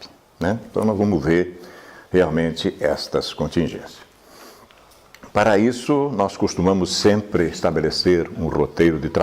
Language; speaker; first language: Portuguese; native; Portuguese